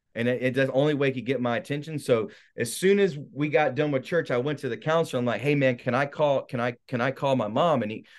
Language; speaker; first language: English; native; English